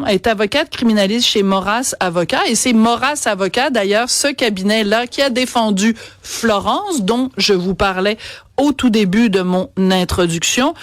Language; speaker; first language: French; native; French